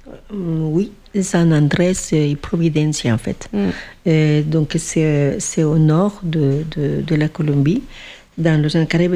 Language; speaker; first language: French; non-native, fluent; Spanish